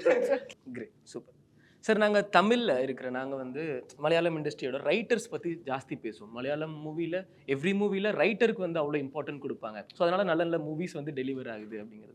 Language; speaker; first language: Tamil; native; Tamil